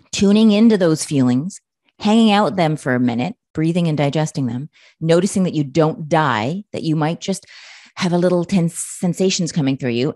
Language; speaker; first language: English; native; English